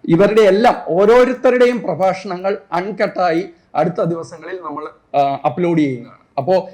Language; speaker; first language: Malayalam; native; Malayalam